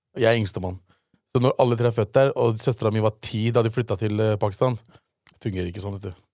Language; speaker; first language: Norwegian; early bilingual, other home language; Urdu